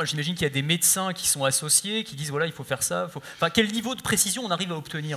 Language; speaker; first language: French; native; French